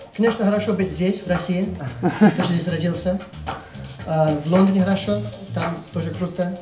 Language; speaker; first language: Russian; early bilingual, heritage; English